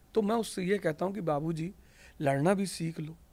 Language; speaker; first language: Hindi; native; Hindi